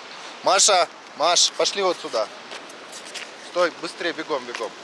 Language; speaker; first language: Russian; native; Russian